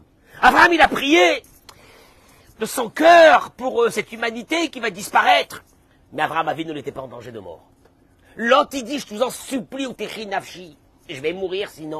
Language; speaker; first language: French; native; French